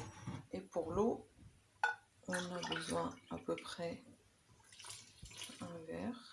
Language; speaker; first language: French; non-native, local second language; Arabic